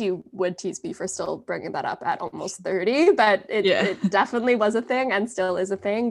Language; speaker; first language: English; native; English